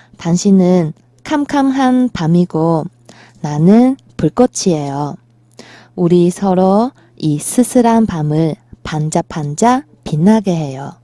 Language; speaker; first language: Korean; non-native, fluent; Chinese